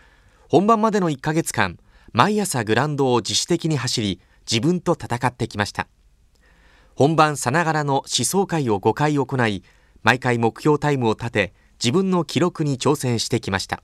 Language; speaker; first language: Japanese; native; Japanese